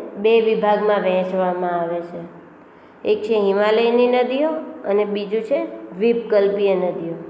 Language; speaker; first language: Gujarati; native; Gujarati